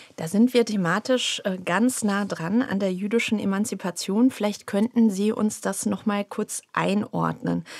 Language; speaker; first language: German; native; German